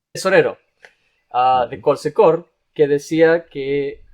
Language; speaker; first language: Spanish; non-native, fluent; English